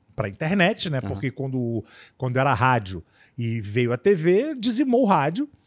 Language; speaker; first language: Portuguese; native; Portuguese